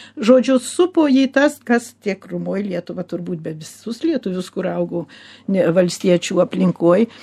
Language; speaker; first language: Lithuanian; early bilingual, heritage; Lithuanian